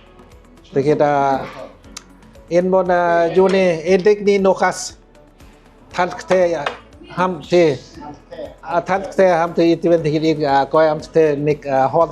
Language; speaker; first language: Mongolian; non-native, learner; Lao